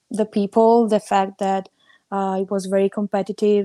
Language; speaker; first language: English; non-native, fluent; Italian